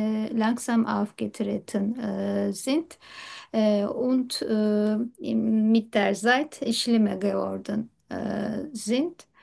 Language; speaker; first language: German; non-native, learner; Turkish